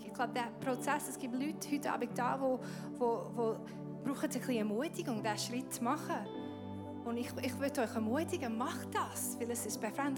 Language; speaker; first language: German; non-native, fluent; English